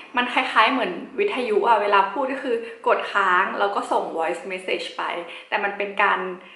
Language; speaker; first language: Thai; native; Thai